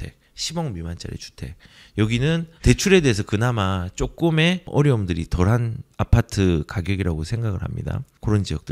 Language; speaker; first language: Korean; native; Korean